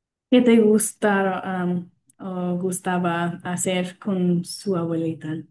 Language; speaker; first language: Spanish; non-native, learner; English